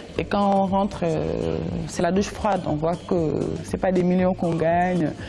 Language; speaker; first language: French; non-native, local second language; Wolof